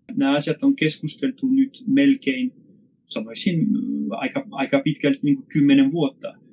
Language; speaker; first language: Finnish; non-native, fluent; French